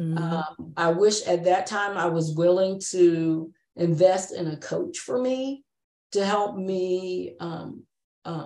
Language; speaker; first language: English; native; English